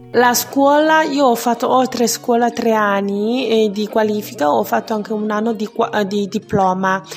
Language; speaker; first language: Italian; non-native, fluent; Chinese